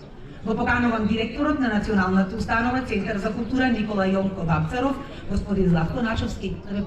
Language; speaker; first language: Macedonian; native; Macedonian